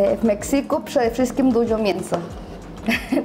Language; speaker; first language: Polish; non-native, learner; Spanish